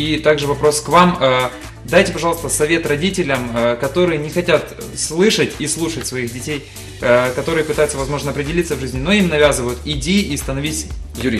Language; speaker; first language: Russian; native; Russian